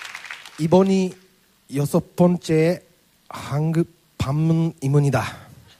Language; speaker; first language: Korean; non-native, learner; Japanese